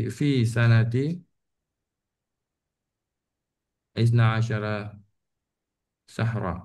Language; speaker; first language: Arabic; non-native, learner; Indonesian